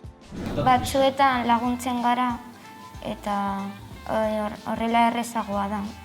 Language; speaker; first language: Basque; non-native, local second language; Spanish